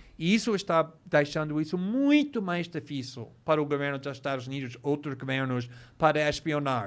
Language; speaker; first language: Portuguese; non-native, fluent; English